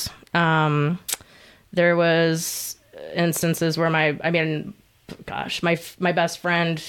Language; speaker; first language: English; native; English